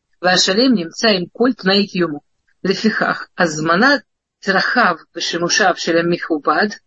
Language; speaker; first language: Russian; early bilingual, heritage; Russian